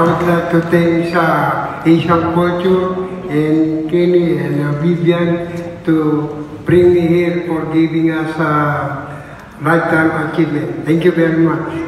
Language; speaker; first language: English; non-native, learner; Filipino